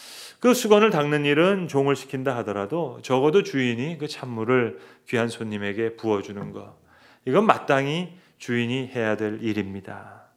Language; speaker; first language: Korean; native; Korean